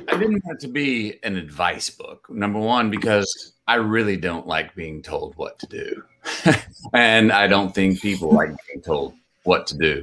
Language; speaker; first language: English; native; English